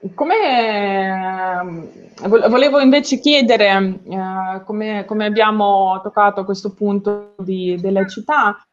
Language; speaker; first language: Italian; non-native, learner; Ukrainian